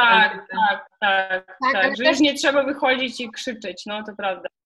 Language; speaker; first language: Polish; non-native, fluent; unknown